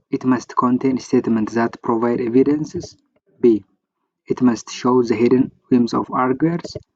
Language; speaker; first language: English; non-native, local second language; Amharic